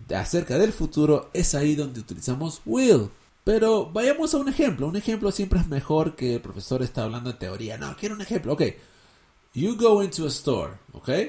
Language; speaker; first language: Spanish; native; Spanish